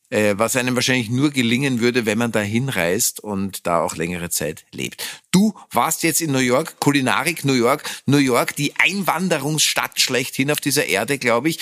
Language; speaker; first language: German; native; German